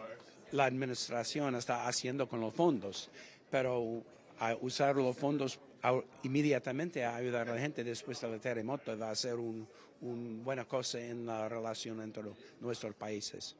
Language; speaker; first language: Spanish; non-native, fluent; English